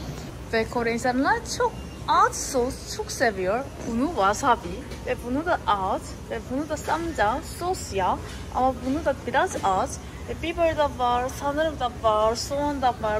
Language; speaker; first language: Turkish; non-native, learner; Korean